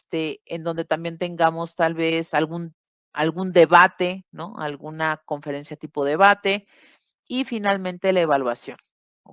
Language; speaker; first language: Spanish; native; Spanish